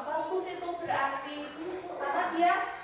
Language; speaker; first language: Indonesian; native; Indonesian